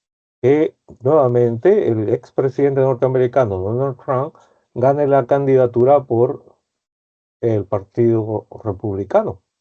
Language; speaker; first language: Spanish; native; Spanish